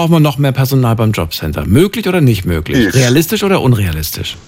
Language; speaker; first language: German; native; German